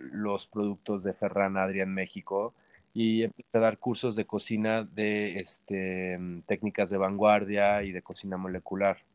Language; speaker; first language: Spanish; native; Spanish